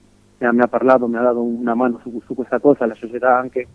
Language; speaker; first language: Italian; non-native, fluent; Spanish